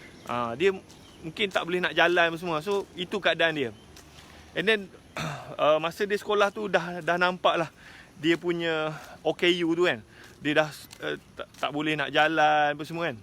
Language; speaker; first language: Malay; native; Malay